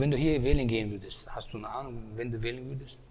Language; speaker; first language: German; native; German